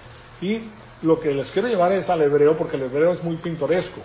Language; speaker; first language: Spanish; native; Spanish